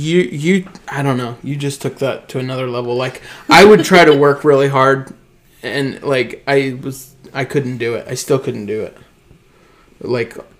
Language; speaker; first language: English; native; English